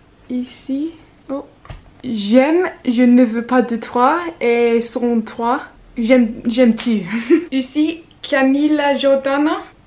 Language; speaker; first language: French; non-native, learner; English